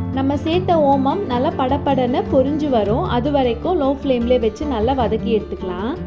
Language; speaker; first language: Tamil; native; Tamil